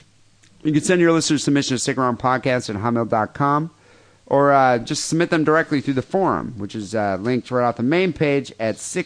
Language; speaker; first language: English; native; English